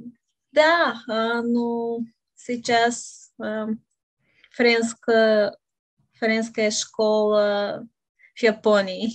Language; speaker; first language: Russian; non-native, learner; Bulgarian